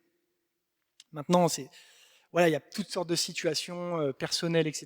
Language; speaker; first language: French; native; French